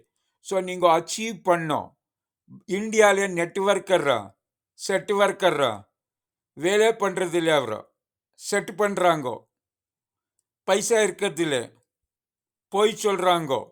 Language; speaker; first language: Tamil; non-native, learner; Kannada